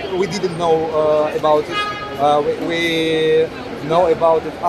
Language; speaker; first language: English; non-native, learner; Russian